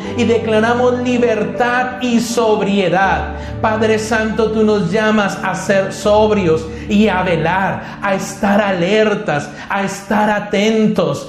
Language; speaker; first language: Spanish; native; Spanish